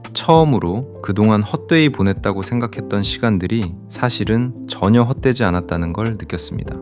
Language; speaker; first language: Korean; non-native, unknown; Arabic